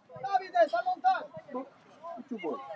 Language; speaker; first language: Italian; native; Italian